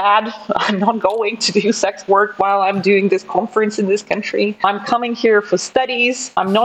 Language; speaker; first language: English; non-native, fluent; Russian